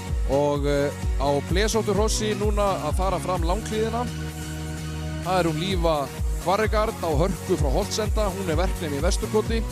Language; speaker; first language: Icelandic; native; Icelandic